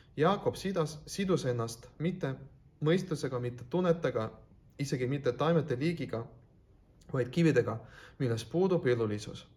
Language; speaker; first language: Estonian; non-native, local second language; Russian